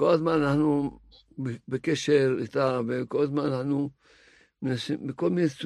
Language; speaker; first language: Hebrew; non-native, fluent; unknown